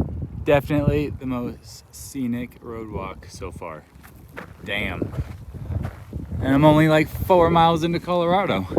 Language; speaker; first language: English; native; English